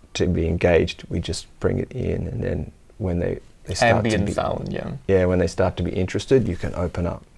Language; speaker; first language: English; native; English